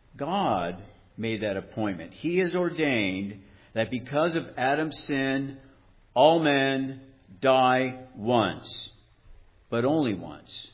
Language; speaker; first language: English; native; English